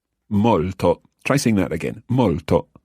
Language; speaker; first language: Italian; non-native, fluent; English